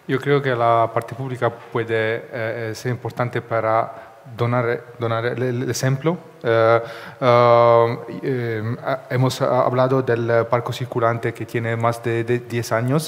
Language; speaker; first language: Spanish; non-native, learner; Italian